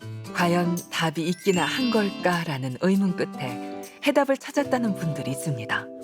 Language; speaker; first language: Korean; native; Korean